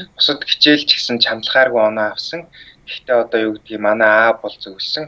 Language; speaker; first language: Mongolian; native; Mongolian